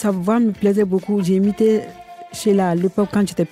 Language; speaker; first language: French; non-native, local second language; Bambara